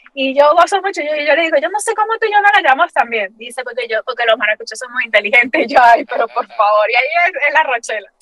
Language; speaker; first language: Spanish; native; Spanish